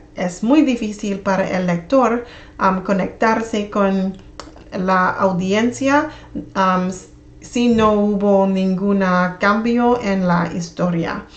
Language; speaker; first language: Spanish; non-native, learner; English